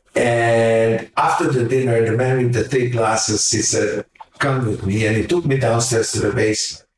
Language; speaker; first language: English; non-native, fluent; Hungarian